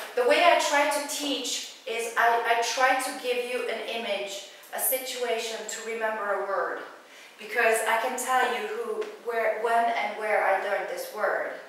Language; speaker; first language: English; non-native, fluent; Hungarian